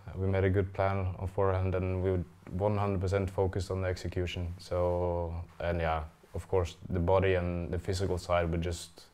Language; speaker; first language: English; non-native, fluent; Norwegian